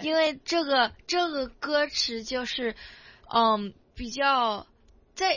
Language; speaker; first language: Chinese; non-native, local second language; Cantonese